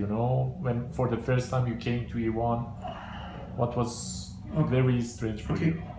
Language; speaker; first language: English; non-native, fluent; Persian